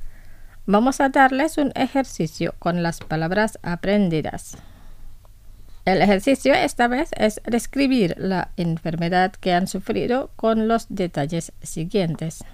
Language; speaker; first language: Spanish; non-native, fluent; Indonesian